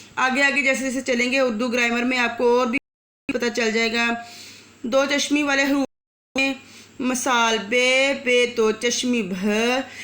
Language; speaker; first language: Urdu; native; Urdu